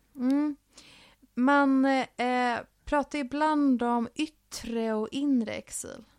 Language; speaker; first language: Swedish; early bilingual, other home language; Finnish